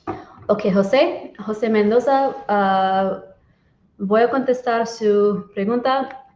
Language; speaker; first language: Spanish; non-native, learner; English